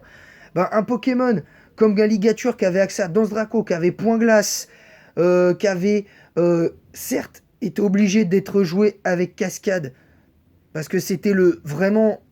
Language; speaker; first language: French; native; French